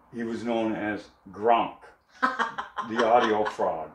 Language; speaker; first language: English; native; English